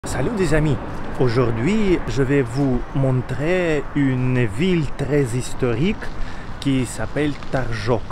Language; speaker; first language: French; non-native, learner; Russian